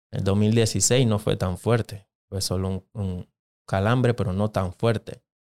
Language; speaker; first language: Spanish; non-native, local second language; Jamaican Creole English